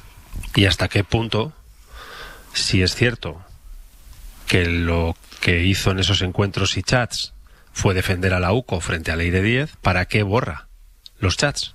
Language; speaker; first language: Spanish; native; Spanish